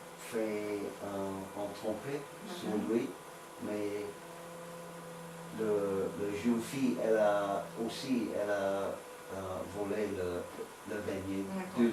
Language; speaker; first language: French; non-native, learner; English